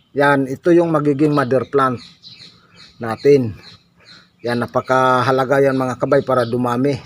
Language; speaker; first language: Filipino; native; Filipino